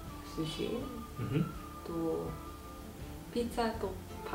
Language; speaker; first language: Japanese; non-native, learner; English